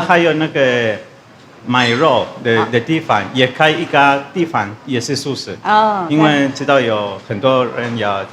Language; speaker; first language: Chinese; non-native, learner; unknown